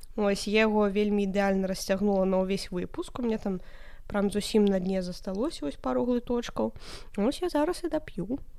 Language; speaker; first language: Belarusian; non-native, local second language; Russian